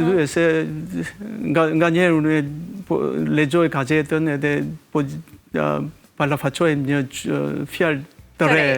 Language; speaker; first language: Albanian; non-native, fluent; Korean